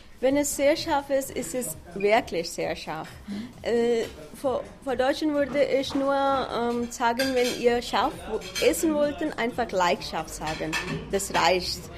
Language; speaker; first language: German; non-native, fluent; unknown